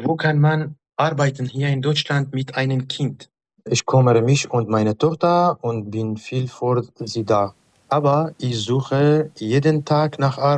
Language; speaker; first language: German; non-native, learner; Arabic